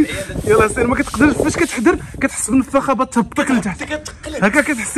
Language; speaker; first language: Arabic; native; Arabic